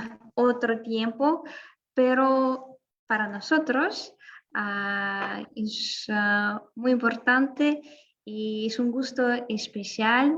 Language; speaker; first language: Spanish; non-native, fluent; Russian